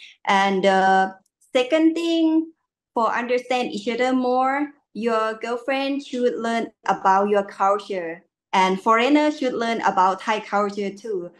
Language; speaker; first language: English; non-native, learner; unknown